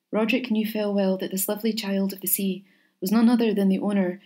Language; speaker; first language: English; native; English